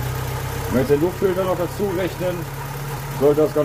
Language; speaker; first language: German; native; German